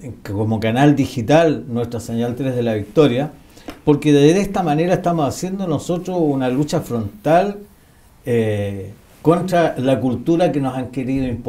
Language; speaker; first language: Spanish; native; Spanish